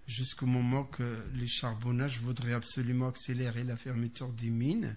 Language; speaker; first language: French; non-native, fluent; Arabic